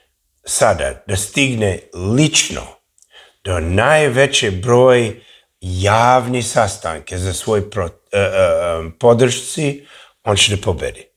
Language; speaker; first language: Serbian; early bilingual, heritage; English